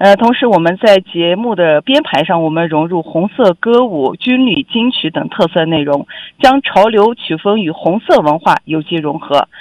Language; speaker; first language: Chinese; non-native, local second language; Uyghur